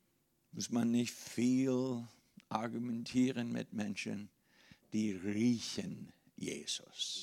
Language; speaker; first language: German; non-native, fluent; English